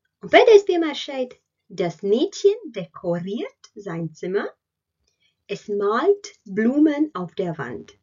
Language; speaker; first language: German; non-native, fluent; Latvian